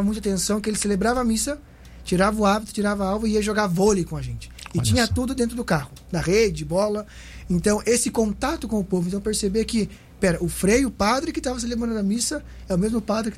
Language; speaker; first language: Portuguese; native; Portuguese